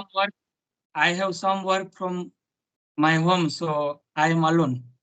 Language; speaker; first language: English; non-native, learner; Gujarati